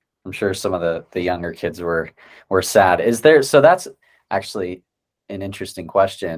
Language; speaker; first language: English; native; English